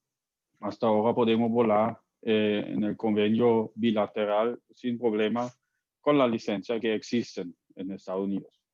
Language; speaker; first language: Spanish; non-native, fluent; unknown